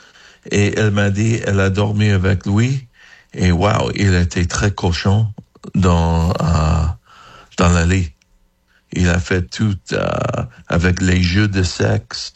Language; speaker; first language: French; non-native, learner; English